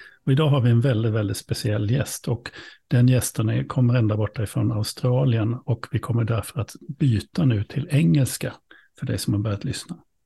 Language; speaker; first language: Swedish; native; Swedish